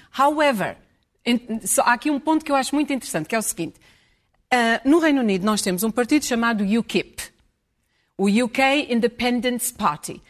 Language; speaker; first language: Portuguese; early bilingual, heritage; English